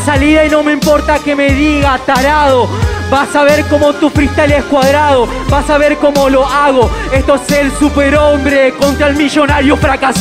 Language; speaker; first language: Spanish; native; Spanish